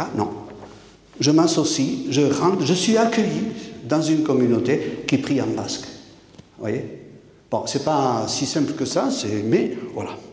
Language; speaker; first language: French; non-native, local second language; Basque